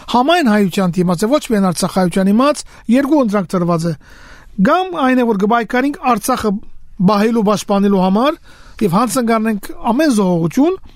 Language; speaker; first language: Armenian; native; Armenian